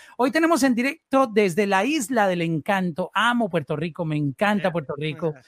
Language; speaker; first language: Spanish; native; Spanish